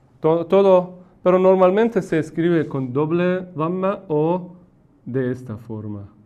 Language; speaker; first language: Spanish; non-native, fluent; Persian